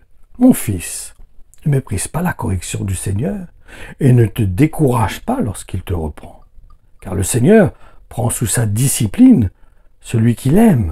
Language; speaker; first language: French; native; French